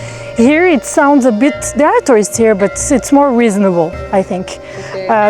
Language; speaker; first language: English; non-native, fluent; Arabic